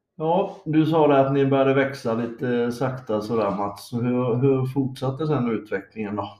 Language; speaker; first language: Swedish; native; Swedish